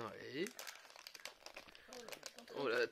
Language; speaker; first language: French; native; French